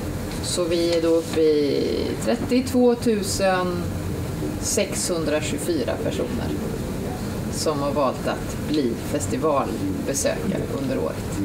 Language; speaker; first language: Swedish; native; Swedish